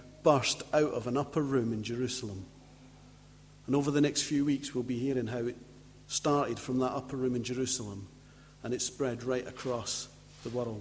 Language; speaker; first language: English; native; English